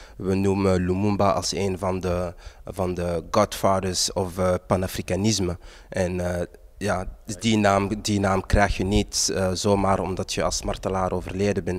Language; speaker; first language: Dutch; early bilingual, other home language; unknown